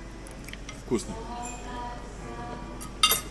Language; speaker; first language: Russian; non-native, learner; French